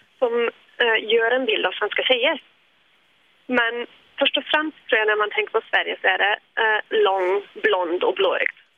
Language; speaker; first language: Swedish; early bilingual, other home language; German